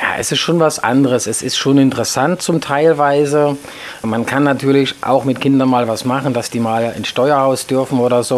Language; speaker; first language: German; native; German